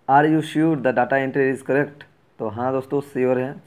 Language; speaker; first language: Hindi; native; Hindi